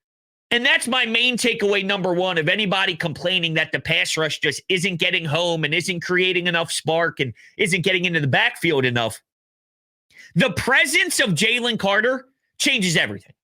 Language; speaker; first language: English; native; English